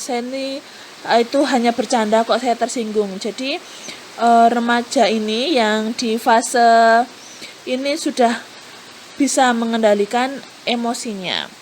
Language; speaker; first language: Indonesian; native; Indonesian